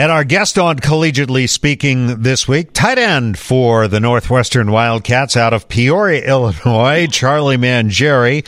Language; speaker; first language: English; native; English